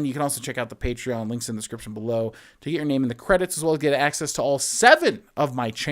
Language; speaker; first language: English; native; English